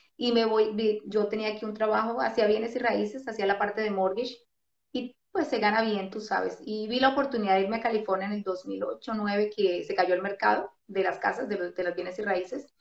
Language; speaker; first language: Spanish; native; Spanish